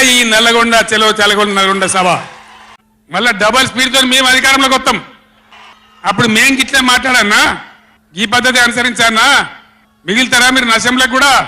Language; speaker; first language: Telugu; native; Telugu